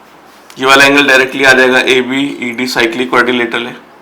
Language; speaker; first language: Hindi; native; Hindi